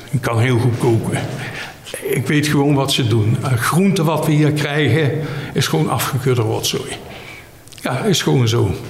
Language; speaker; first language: Dutch; native; Dutch